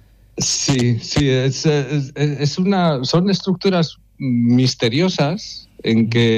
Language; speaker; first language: Spanish; native; Spanish